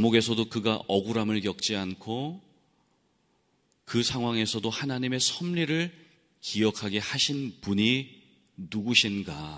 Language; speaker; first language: Korean; native; Korean